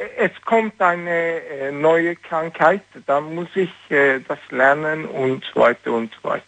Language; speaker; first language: German; non-native, learner; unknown